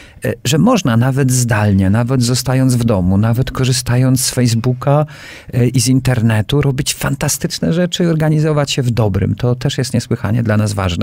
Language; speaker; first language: Polish; native; Polish